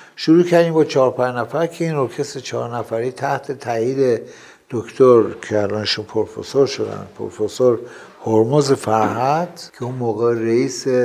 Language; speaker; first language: Persian; non-native, local second language; Azerbaijani